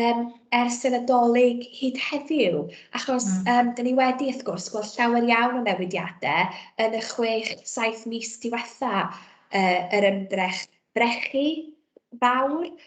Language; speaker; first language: Welsh; native; Welsh